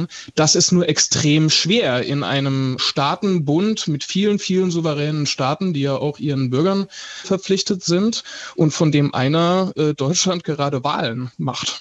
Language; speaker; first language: German; native; German